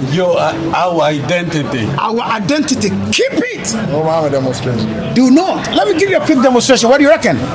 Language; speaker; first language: English; non-native, local second language; Ga